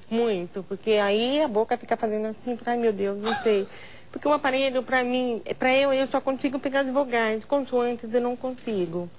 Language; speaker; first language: Portuguese; non-native, local second language; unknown